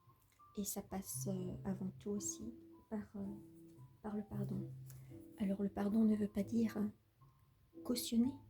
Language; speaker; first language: French; native; French